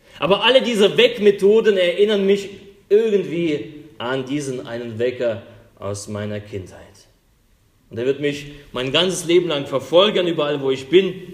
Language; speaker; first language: German; non-native, fluent; Russian